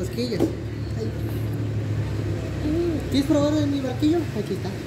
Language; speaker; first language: Spanish; native; Spanish